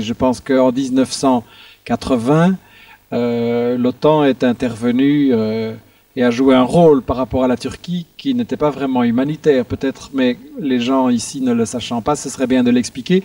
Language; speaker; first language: French; native; French